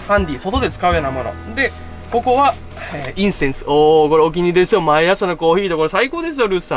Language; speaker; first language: Japanese; native; Japanese